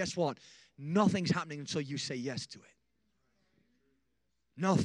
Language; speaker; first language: English; native; English